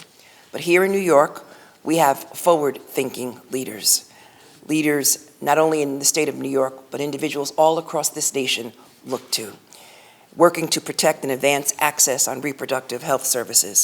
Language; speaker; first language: English; native; English